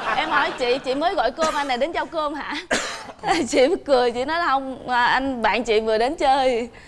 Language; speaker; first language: Vietnamese; native; Vietnamese